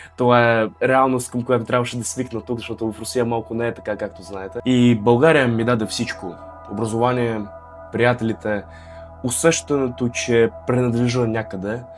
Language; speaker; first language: Bulgarian; early bilingual, other home language; Russian